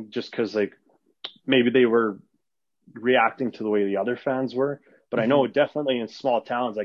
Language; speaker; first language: English; non-native, fluent; Arabic